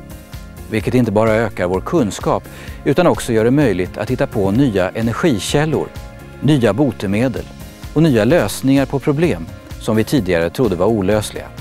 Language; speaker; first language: Swedish; native; Swedish